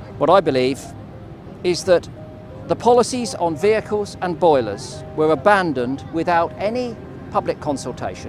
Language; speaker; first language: English; native; English